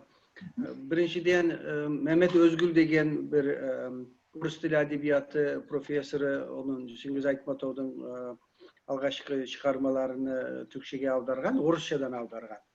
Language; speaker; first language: Kyrgyz; non-native, learner; Kazakh